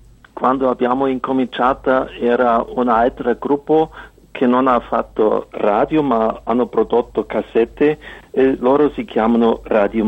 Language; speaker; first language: Italian; non-native, fluent; German